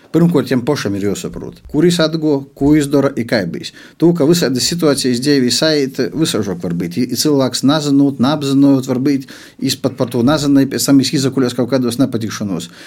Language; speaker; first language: Latvian; non-native, local second language; Russian